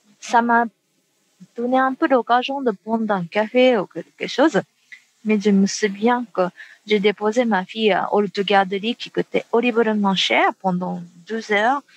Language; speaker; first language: French; non-native, fluent; Japanese